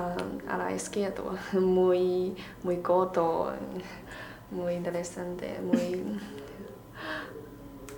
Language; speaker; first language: Spanish; non-native, learner; Chinese